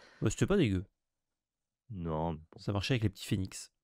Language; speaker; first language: French; native; French